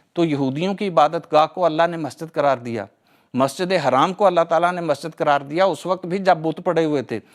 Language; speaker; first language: Urdu; non-native, local second language; Punjabi